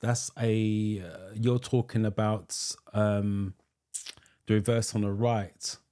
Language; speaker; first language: English; native; English